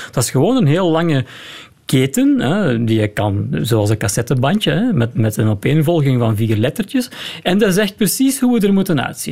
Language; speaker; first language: Dutch; native; Dutch